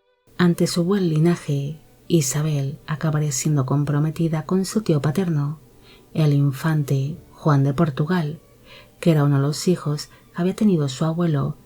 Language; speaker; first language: Spanish; native; Spanish